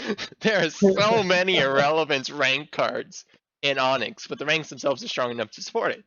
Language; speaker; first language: English; native; English